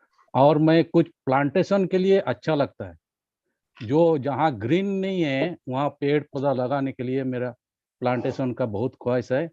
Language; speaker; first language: Hindi; non-native, local second language; Assamese